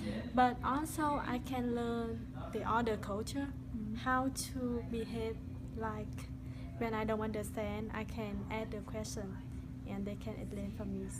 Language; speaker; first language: English; non-native, learner; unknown